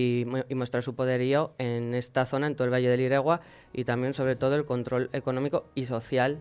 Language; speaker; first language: Spanish; native; Spanish